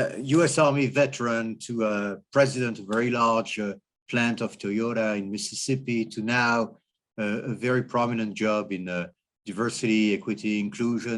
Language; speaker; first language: English; non-native, fluent; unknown